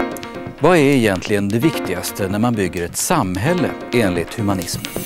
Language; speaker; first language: Swedish; native; Swedish